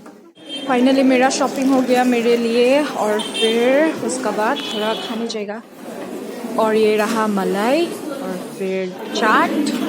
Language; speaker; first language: Hindi; non-native, local second language; Assamese